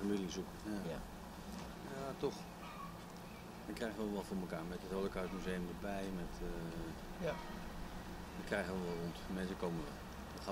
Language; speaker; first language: Dutch; native; Dutch